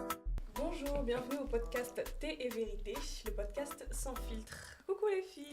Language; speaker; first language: French; native; French